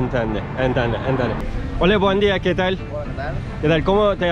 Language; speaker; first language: Spanish; non-native, learner; Turkish